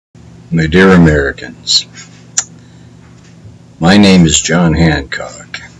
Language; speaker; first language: English; native; English